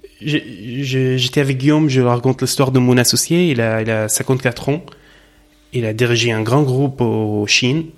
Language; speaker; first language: French; non-native, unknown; Arabic